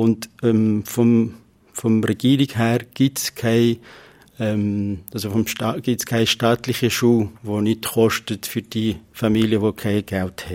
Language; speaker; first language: German; non-native, fluent; Kurdish